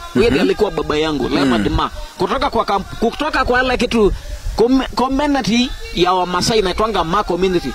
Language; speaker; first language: Swahili; non-native, local second language; Masai